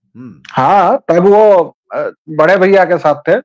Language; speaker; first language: Hindi; native; Hindi